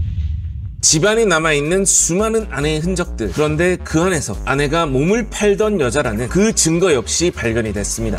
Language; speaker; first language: Korean; native; Korean